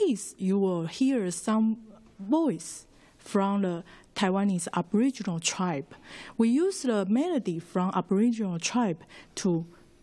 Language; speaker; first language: English; non-native, learner; Chinese